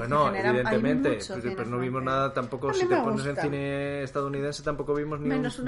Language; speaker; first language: Spanish; native; Spanish